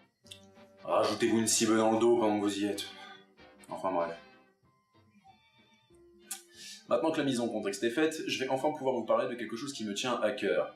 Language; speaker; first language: French; native; French